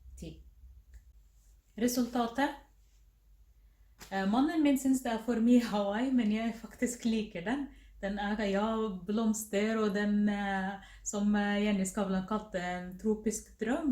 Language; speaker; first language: Norwegian; non-native, fluent; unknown